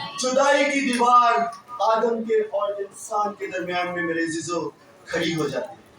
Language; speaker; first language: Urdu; non-native, local second language; Punjabi